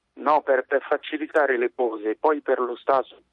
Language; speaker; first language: Italian; non-native, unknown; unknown